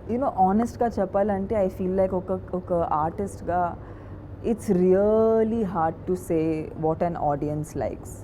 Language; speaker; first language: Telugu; non-native, fluent; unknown